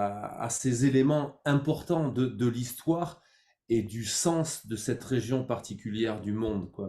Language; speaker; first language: French; native; French